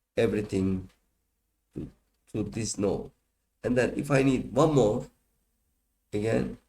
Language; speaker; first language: English; non-native, fluent; Turkish